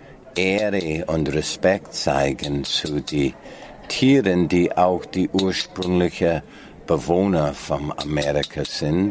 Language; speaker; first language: German; non-native, fluent; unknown